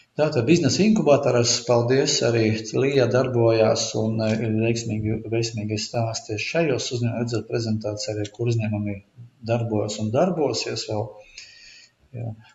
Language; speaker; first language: Latvian; non-native, local second language; Russian